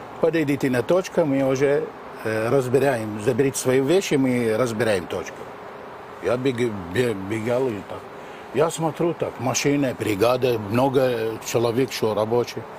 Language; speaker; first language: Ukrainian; non-native, learner; Arabic